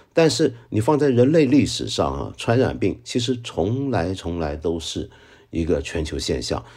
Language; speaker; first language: Chinese; non-native, local second language; Cantonese